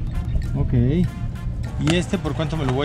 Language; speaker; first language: Spanish; native; Spanish